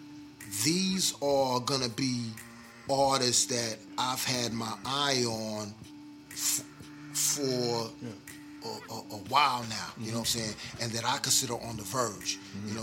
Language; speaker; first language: English; native; English